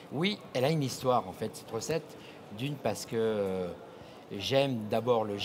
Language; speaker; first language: French; native; French